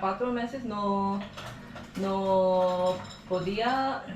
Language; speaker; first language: Spanish; non-native, learner; Korean